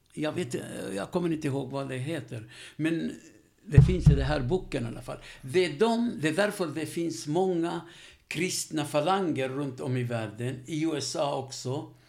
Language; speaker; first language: Swedish; non-native, fluent; Arabic